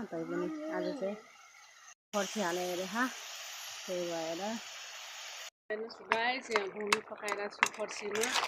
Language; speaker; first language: Nepali; non-native, local second language; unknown